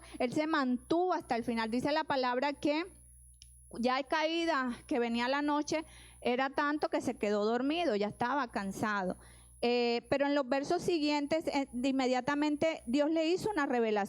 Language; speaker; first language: Spanish; native; Spanish